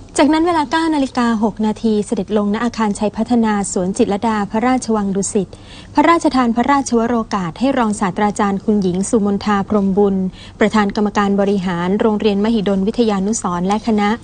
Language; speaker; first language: Thai; native; Thai